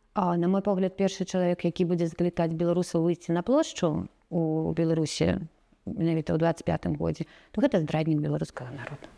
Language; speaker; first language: Belarusian; non-native, local second language; Russian